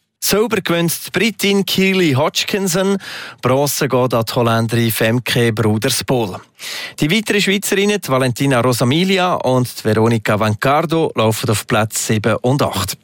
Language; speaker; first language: German; native; German